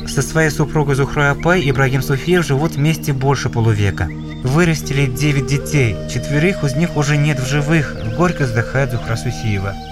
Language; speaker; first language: Russian; non-native, local second language; Bashkir